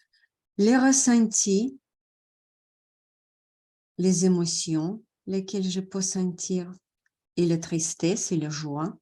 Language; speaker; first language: French; non-native, fluent; Russian